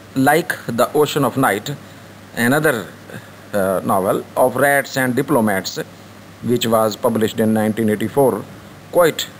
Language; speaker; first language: English; non-native, local second language; Urdu